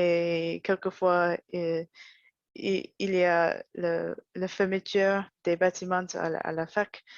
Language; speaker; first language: French; non-native, learner; English